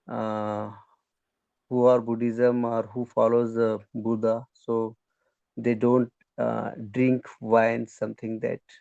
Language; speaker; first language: English; non-native, learner; Kannada